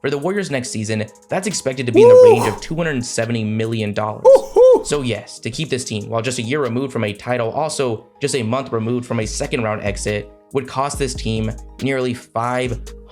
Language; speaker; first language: English; native; English